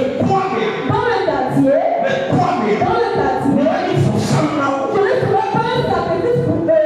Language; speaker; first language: French; native; French